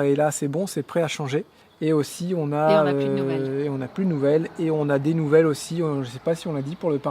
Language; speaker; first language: French; native; French